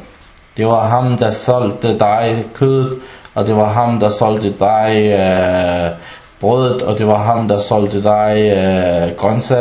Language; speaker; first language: Danish; early bilingual, other home language; Arabic